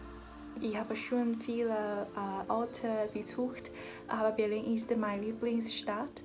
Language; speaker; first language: German; non-native, learner; Chinese